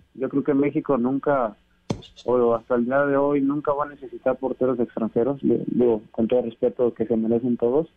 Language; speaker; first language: Spanish; native; Spanish